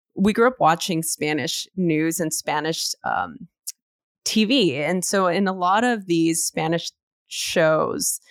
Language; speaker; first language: English; native; English